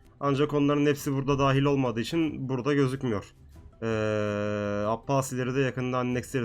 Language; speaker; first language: Turkish; native; Turkish